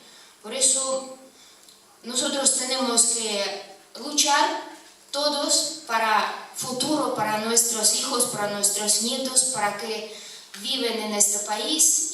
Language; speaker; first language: Spanish; non-native, fluent; Russian